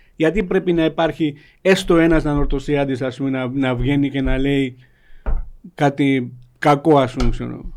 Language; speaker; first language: Greek; non-native, fluent; Georgian